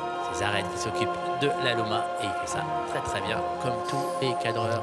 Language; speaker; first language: French; native; French